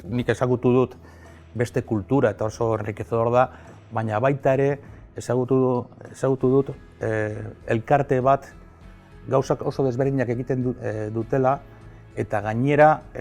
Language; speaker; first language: Basque; non-native, local second language; Spanish